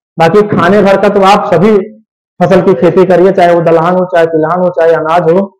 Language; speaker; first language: Hindi; native; Hindi